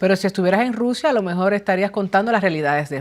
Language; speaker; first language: Spanish; native; Spanish